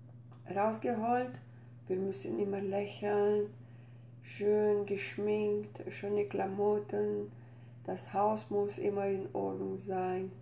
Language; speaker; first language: German; non-native, fluent; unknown